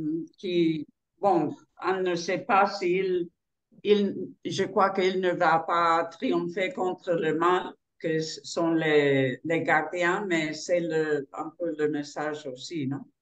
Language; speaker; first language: French; non-native, learner; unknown